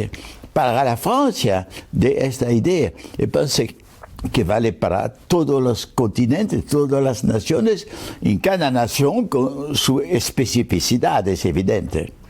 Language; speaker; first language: Spanish; non-native, fluent; French